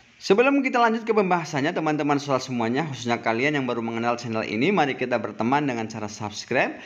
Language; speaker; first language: Indonesian; native; Indonesian